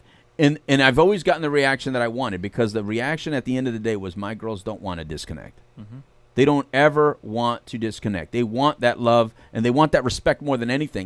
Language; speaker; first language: English; native; English